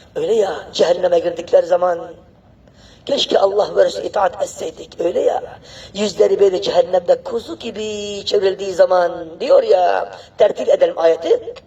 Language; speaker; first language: Turkish; non-native, fluent; Arabic